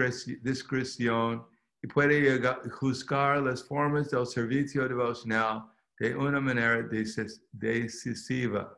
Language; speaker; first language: Spanish; non-native, fluent; English